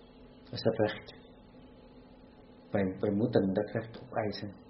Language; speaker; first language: Dutch; non-native, fluent; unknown